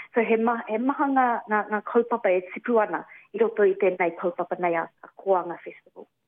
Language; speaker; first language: Māori; non-native, local second language; English